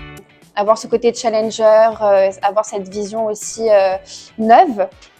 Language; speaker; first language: French; native; French